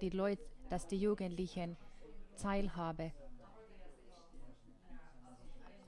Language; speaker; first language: German; non-native, fluent; Finnish